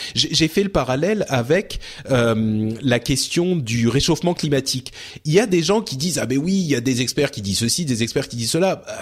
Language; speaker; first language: French; early bilingual, other home language; Arabic